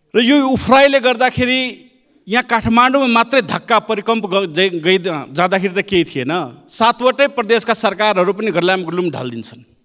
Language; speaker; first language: Nepali; non-native, local second language; Maithili